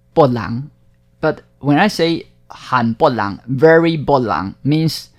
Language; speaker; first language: English; non-native, fluent; Hakka Chinese